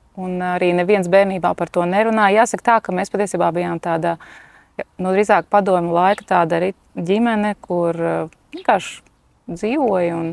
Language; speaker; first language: Latvian; native; Latvian